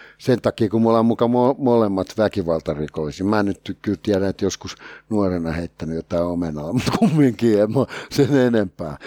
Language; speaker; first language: Finnish; native; Finnish